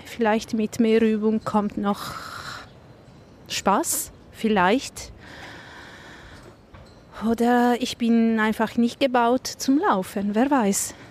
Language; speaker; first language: German; non-native, local second language; Italian